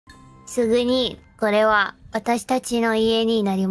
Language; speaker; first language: Japanese; non-native, learner; English